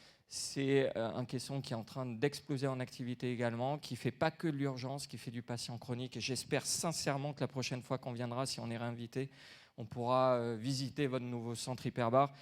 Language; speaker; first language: French; native; French